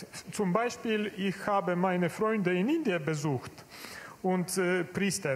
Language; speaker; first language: German; non-native, learner; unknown